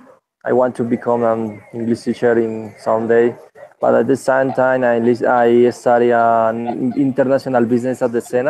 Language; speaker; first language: English; non-native, learner; Spanish